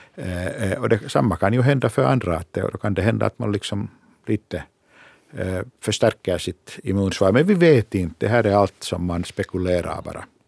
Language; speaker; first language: Swedish; non-native, local second language; Finnish